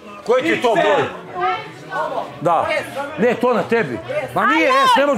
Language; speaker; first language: Serbian; native; Serbian